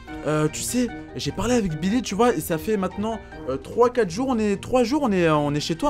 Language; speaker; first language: French; native; French